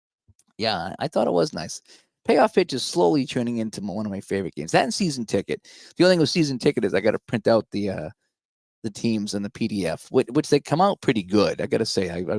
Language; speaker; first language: English; native; English